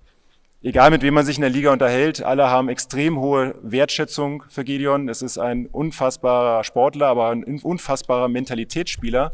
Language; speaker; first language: German; native; German